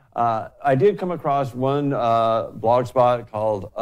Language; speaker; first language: English; native; English